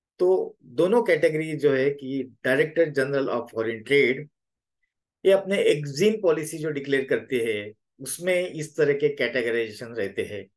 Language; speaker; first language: Hindi; native; Hindi